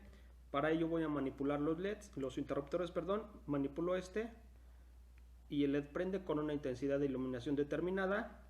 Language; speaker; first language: Spanish; native; Spanish